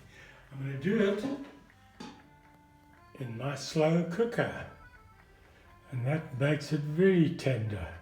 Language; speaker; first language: English; native; English